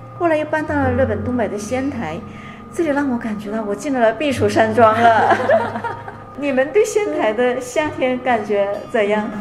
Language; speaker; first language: Chinese; native; Chinese